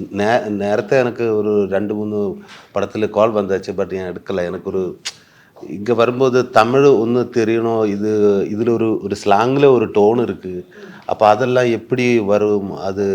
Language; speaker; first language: Tamil; non-native, learner; Malayalam